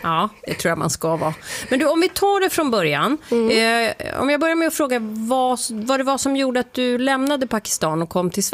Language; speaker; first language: Swedish; native; Swedish